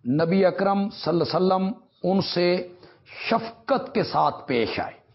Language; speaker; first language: Urdu; non-native, local second language; Punjabi